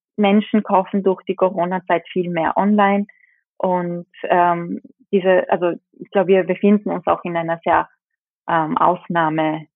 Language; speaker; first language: German; early bilingual, other home language; Japanese